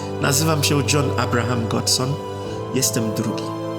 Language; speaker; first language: Polish; non-native, fluent; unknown